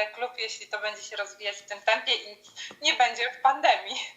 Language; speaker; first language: Polish; native; Polish